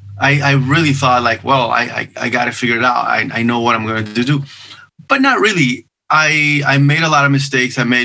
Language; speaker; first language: English; non-native, fluent; Spanish